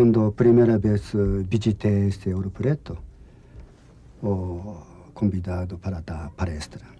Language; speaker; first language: Portuguese; non-native, learner; Japanese